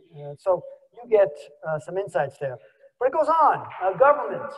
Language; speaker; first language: English; native; English